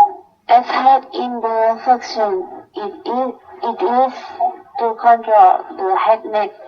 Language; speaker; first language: English; non-native, learner; Indonesian